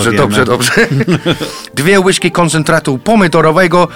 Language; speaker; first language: Polish; non-native, fluent; English